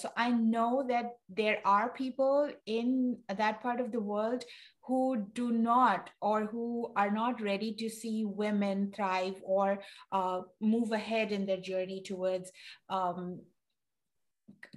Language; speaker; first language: English; non-native, local second language; Urdu